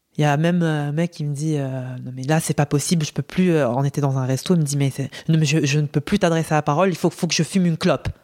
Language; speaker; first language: French; non-native, local second language; Arabic